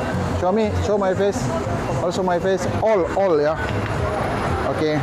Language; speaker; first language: English; non-native, learner; Indonesian